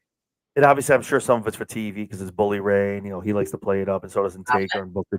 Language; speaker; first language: English; native; English